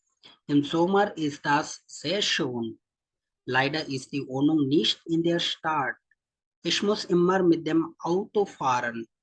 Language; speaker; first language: German; non-native, fluent; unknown